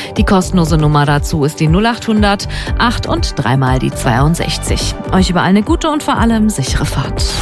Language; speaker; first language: German; native; German